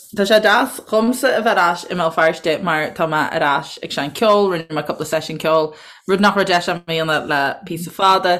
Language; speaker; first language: Irish; native; Irish